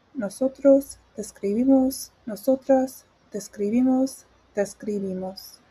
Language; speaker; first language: Spanish; non-native, learner; English